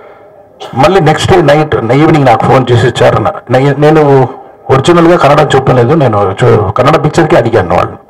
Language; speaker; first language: Telugu; non-native, local second language; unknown